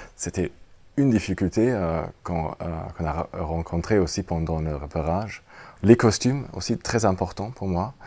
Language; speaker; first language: French; non-native, fluent; German